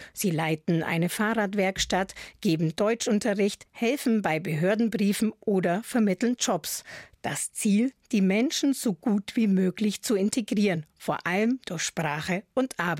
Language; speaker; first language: German; native; German